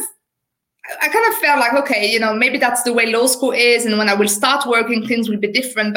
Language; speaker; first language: English; non-native, fluent; French